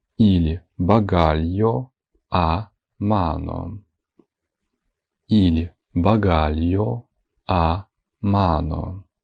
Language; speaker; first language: Italian; non-native, fluent; Ukrainian